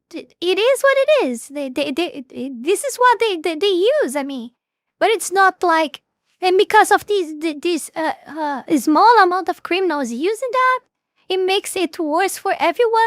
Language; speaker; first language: English; non-native, fluent; Portuguese